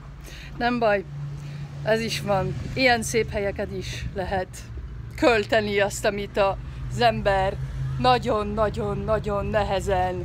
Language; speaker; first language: Hungarian; early bilingual, heritage; Hungarian